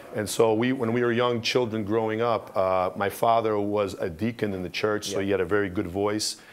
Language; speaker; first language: English; early bilingual, other home language; Russian